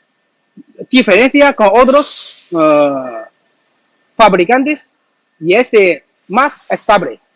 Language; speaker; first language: Spanish; non-native, learner; Chinese